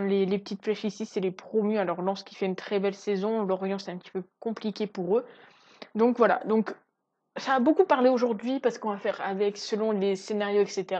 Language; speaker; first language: French; native; French